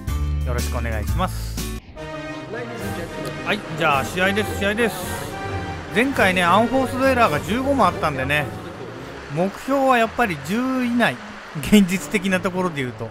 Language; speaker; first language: Japanese; native; Japanese